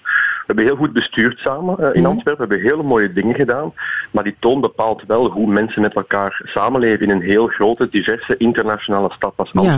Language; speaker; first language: Dutch; native; Dutch